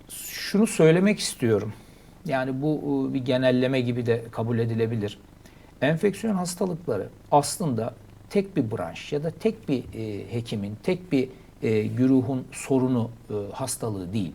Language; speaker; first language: Turkish; native; Turkish